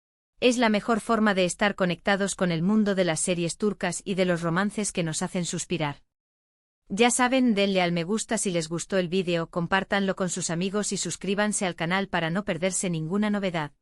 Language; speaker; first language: Spanish; native; Spanish